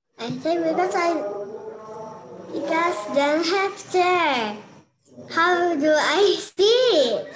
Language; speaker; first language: English; non-native, learner; Indonesian